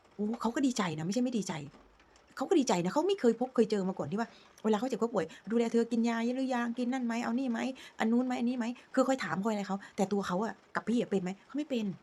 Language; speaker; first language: Thai; native; Thai